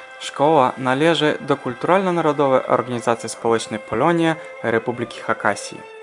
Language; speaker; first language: Polish; non-native, fluent; Russian